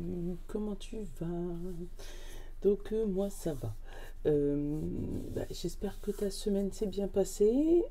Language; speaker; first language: French; native; French